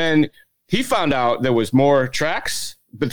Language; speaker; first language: English; native; English